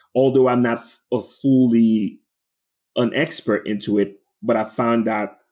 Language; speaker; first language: English; non-native, fluent; French